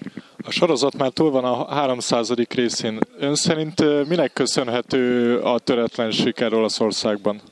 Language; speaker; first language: Hungarian; native; Hungarian